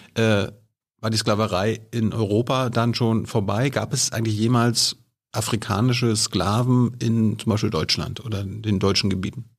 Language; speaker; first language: German; native; German